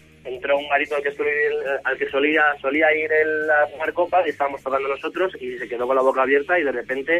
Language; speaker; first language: Spanish; native; Spanish